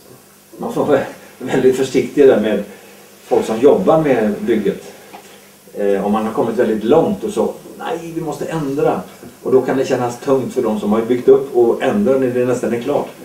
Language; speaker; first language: Swedish; native; Swedish